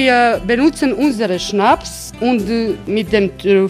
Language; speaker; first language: German; non-native, learner; Croatian